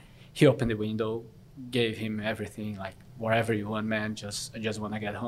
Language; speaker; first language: English; non-native, fluent; Korean